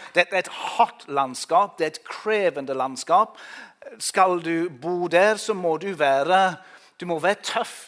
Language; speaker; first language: Norwegian; non-native, fluent; English